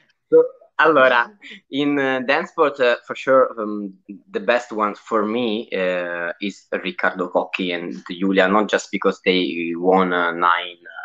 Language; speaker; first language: English; non-native, learner; Italian